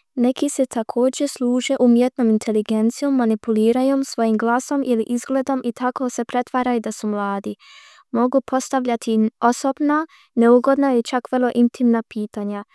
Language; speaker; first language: Croatian; early bilingual, heritage; Croatian